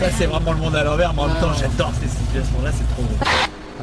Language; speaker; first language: French; native; French